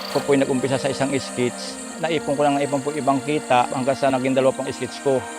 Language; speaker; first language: Filipino; native; Filipino